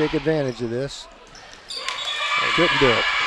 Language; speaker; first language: English; native; English